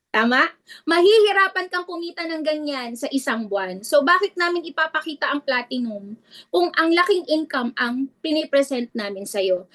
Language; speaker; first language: Filipino; non-native, local second language; Iloko